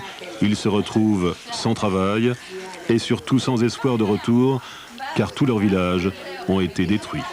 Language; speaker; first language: French; native; French